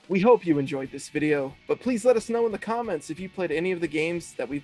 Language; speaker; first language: English; native; English